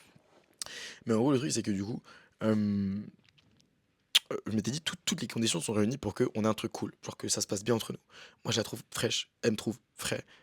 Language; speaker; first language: French; native; French